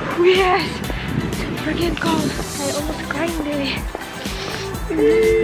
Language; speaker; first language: English; non-native, learner; Indonesian